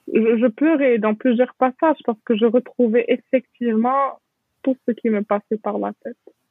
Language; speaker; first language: French; non-native, local second language; Arabic